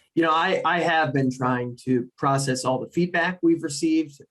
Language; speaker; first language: English; native; English